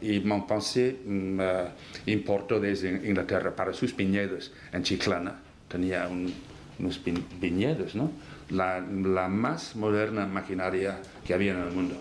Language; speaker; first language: Spanish; non-native, fluent; English